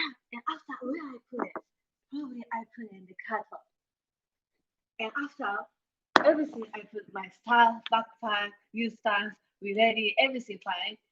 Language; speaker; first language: English; non-native, learner; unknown